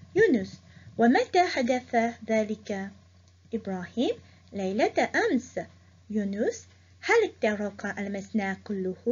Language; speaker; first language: Arabic; non-native, fluent; Morisyen